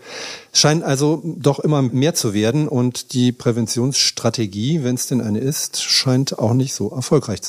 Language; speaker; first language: German; native; German